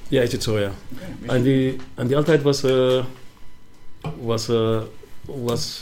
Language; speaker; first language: Dutch; non-native, learner; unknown